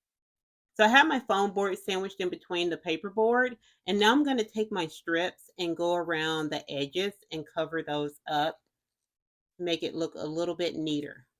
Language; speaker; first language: English; native; English